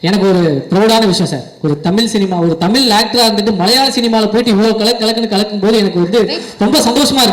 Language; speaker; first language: Tamil; native; Tamil